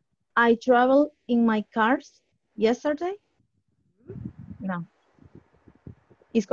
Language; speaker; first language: English; non-native, learner; Spanish